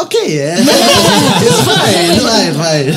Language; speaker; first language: English; non-native, learner; Indonesian